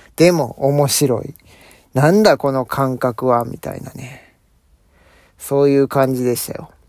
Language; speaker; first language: Japanese; native; Japanese